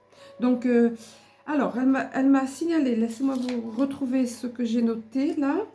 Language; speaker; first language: French; native; French